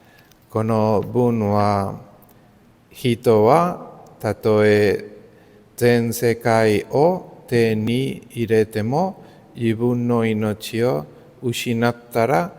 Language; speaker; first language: Japanese; non-native, learner; Spanish